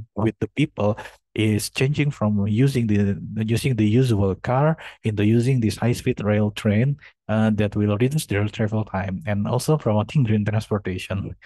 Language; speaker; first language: English; non-native, fluent; Indonesian